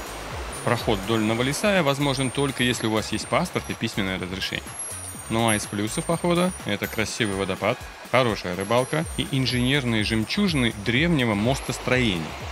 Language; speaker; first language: Russian; native; Russian